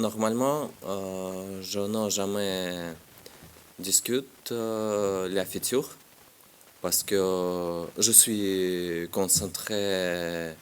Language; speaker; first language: French; non-native, learner; Russian